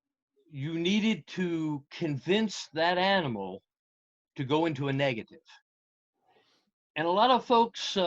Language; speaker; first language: English; native; English